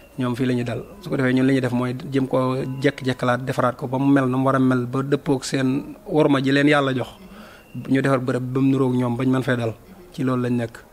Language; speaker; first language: Wolof; native; Wolof